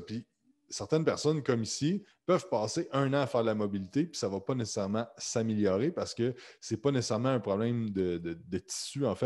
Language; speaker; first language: French; native; French